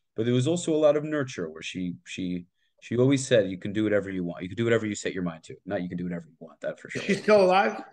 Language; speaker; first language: English; native; English